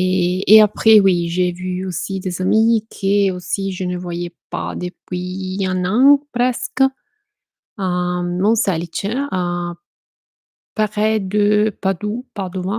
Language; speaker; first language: French; non-native, fluent; Italian